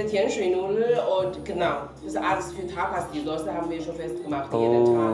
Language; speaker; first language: German; non-native, fluent; Chinese